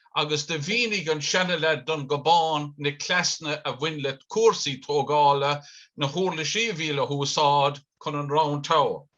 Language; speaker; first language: Irish; native; Irish